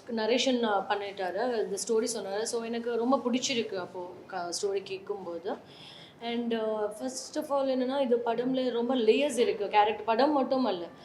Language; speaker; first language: Tamil; non-native, learner; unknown